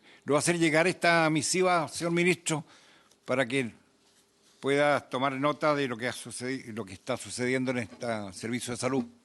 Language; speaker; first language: Spanish; native; Spanish